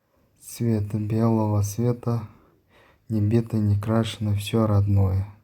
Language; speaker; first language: Russian; non-native, local second language; Kyrgyz